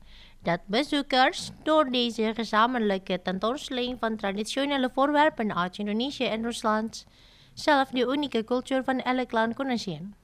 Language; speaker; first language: Dutch; non-native, fluent; Indonesian